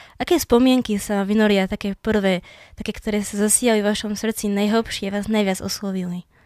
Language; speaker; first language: Slovak; native; Slovak